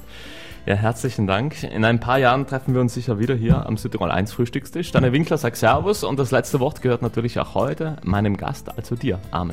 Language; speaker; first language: German; native; German